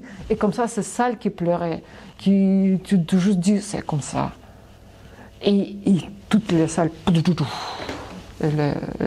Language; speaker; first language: French; non-native, learner; Russian